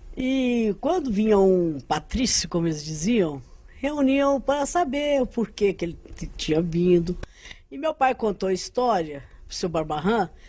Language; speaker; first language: Portuguese; early bilingual, other home language; Arabic